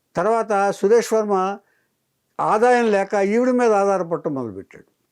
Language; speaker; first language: Telugu; native; Telugu